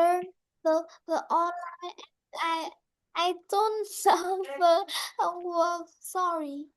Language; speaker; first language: English; non-native, learner; Vietnamese